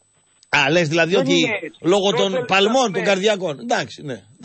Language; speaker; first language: Greek; native; Greek